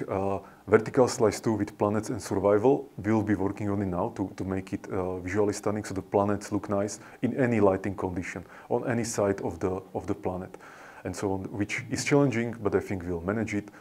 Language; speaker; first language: English; non-native, fluent; Slovak